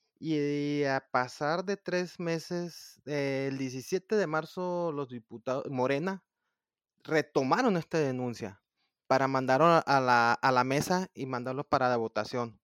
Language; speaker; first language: Spanish; native; Spanish